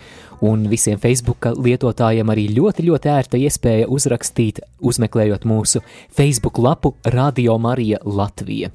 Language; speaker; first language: Latvian; native; Latvian